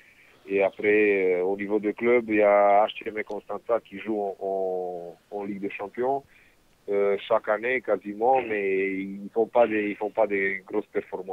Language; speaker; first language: French; non-native, fluent; Romanian